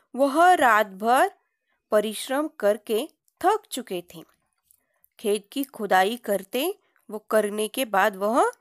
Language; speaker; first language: Hindi; non-native, local second language; Marathi